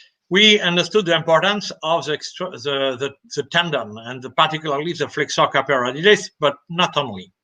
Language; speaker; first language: English; non-native, fluent; French